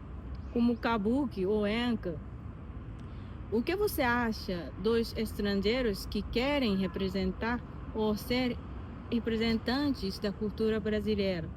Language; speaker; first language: Portuguese; non-native, fluent; Japanese